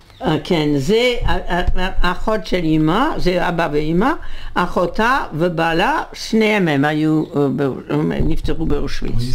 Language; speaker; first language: Hebrew; non-native, fluent; French